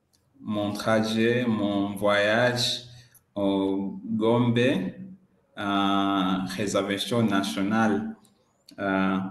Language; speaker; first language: French; non-native, learner; Swahili